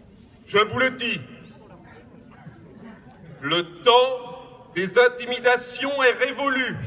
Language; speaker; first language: French; native; French